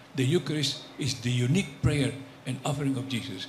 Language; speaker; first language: English; non-native, local second language; Filipino